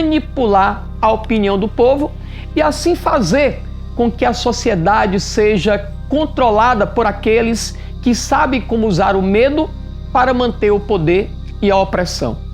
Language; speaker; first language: Portuguese; native; Portuguese